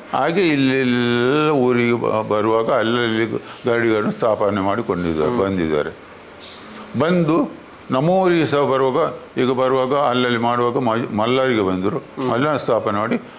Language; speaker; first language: Kannada; non-native, local second language; Tulu